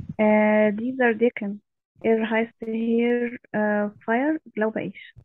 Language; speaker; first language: German; non-native, learner; Arabic